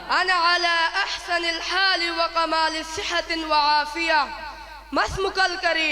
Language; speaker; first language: Arabic; non-native, learner; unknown